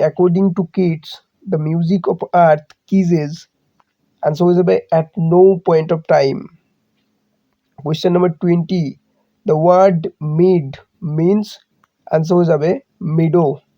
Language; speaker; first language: English; non-native, local second language; Bangla